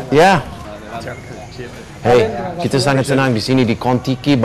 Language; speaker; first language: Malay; non-native, fluent; English